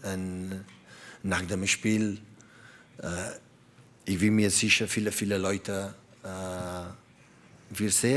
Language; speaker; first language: German; non-native, learner; Catalan